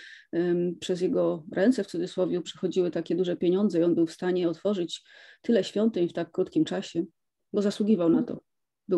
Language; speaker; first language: Polish; native; Polish